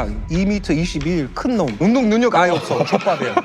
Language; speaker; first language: Korean; non-native, fluent; English